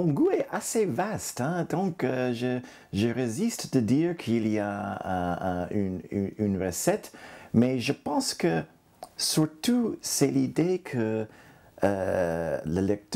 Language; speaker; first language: French; non-native, fluent; English